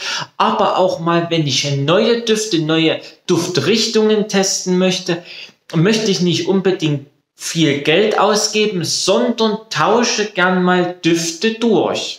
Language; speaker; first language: German; native; German